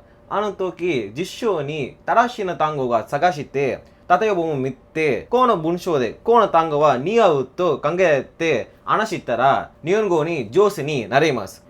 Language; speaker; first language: Japanese; non-native, learner; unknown